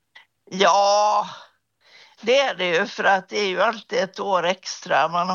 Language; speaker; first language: Swedish; native; Swedish